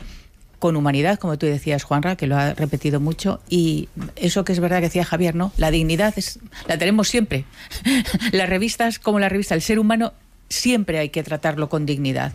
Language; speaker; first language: Spanish; native; Spanish